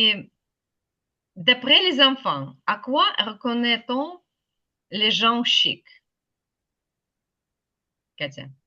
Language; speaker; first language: French; non-native, fluent; Ukrainian